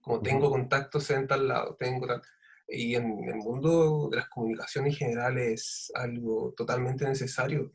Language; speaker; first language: Spanish; native; Spanish